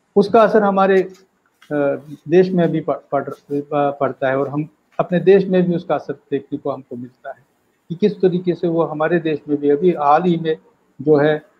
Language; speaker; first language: Hindi; native; Hindi